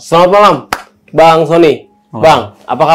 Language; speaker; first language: Indonesian; native; Indonesian